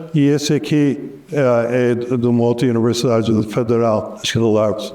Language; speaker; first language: Portuguese; non-native, fluent; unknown